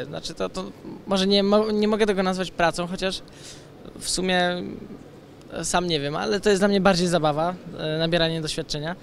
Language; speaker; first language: Polish; native; Polish